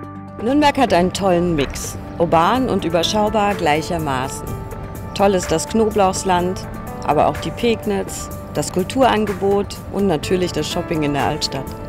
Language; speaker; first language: German; native; German